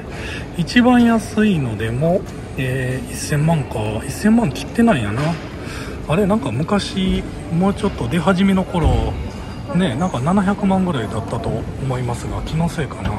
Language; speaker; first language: Japanese; native; Japanese